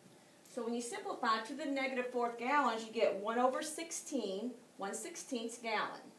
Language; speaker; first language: English; native; English